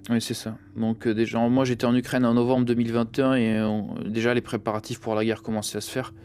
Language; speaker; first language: French; early bilingual, other home language; Russian